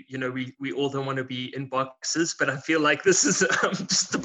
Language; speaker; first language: English; native; English